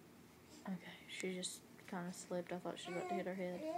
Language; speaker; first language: English; native; English